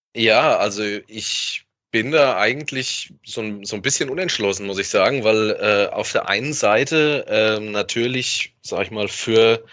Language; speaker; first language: German; native; German